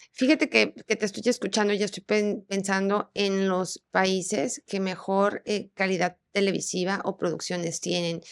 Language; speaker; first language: Spanish; native; Spanish